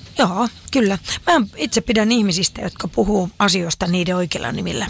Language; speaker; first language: Finnish; native; Finnish